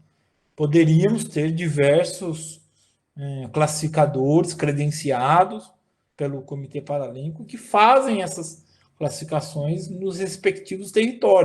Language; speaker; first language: Portuguese; native; Portuguese